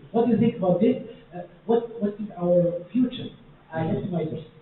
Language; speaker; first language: English; non-native, fluent; Arabic